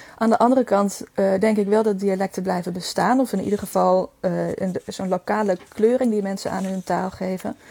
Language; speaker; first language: Dutch; native; Dutch